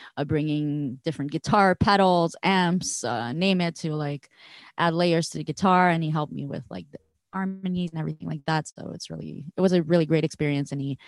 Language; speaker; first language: English; native; English